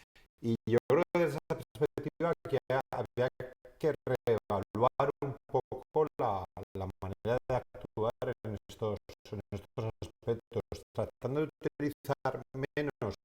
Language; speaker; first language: Spanish; native; Spanish